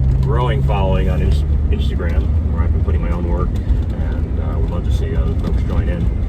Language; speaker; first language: English; native; English